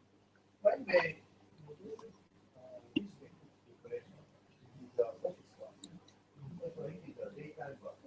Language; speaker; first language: English; non-native, learner; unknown